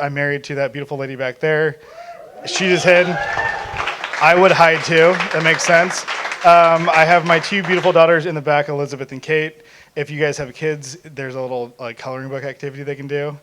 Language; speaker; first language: English; native; English